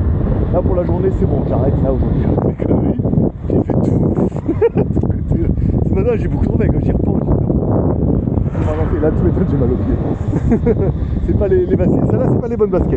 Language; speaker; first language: French; native; French